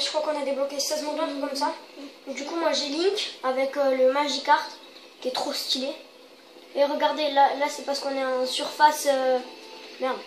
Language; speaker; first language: French; native; French